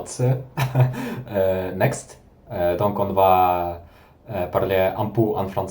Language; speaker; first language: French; non-native, learner; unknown